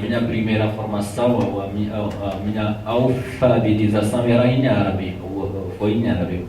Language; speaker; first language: Portuguese; non-native, fluent; Tamasheq